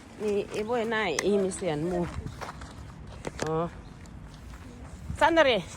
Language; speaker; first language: Finnish; non-native, learner; Thai